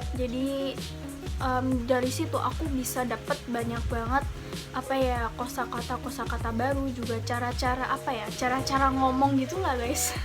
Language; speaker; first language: Indonesian; native; Indonesian